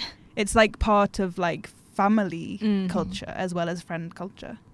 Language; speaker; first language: English; native; English